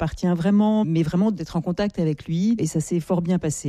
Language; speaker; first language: French; native; French